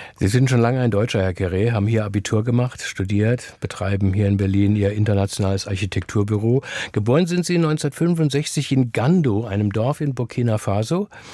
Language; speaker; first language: German; native; German